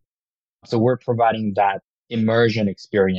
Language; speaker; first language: English; non-native, fluent; Korean